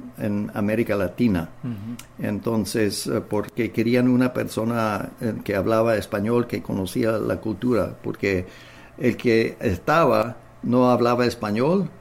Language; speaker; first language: Spanish; non-native, fluent; English